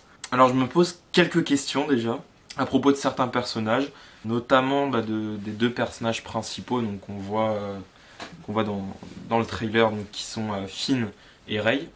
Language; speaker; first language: French; native; French